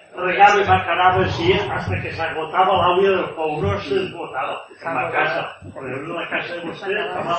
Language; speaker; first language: Spanish; non-native, local second language; Catalan